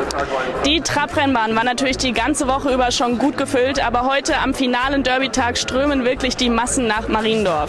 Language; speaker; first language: German; native; German